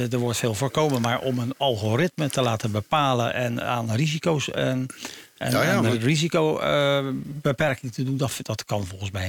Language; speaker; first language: Dutch; native; Dutch